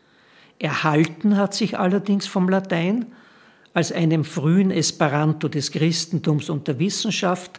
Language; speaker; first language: German; native; German